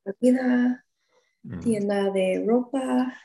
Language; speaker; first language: Spanish; non-native, learner; English